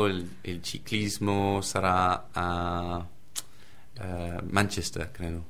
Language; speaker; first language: Italian; non-native, fluent; English